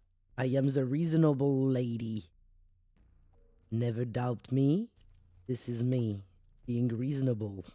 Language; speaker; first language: English; non-native, learner; French